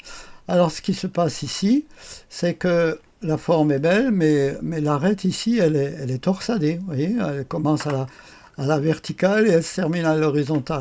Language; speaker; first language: French; native; French